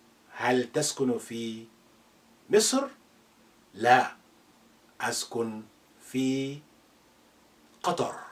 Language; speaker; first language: Arabic; non-native, fluent; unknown